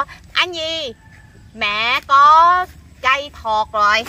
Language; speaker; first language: Vietnamese; non-native, learner; Thai